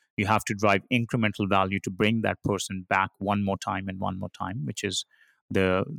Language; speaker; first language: English; non-native, local second language; Hindi